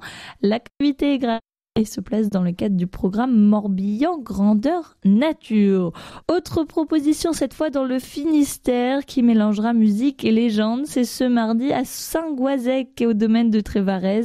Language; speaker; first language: French; native; French